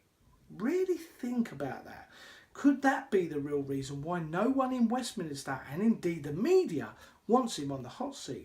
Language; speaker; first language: English; native; English